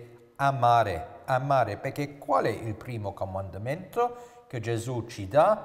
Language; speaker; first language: Italian; non-native, fluent; English